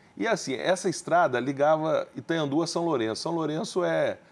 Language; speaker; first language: Portuguese; native; Portuguese